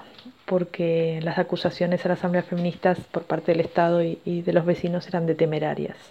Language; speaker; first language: Spanish; native; Spanish